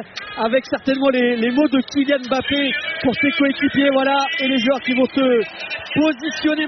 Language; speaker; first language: French; native; French